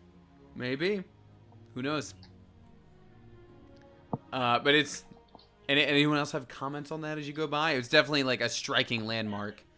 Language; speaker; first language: English; native; English